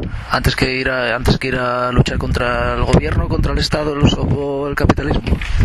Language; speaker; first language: Spanish; native; Spanish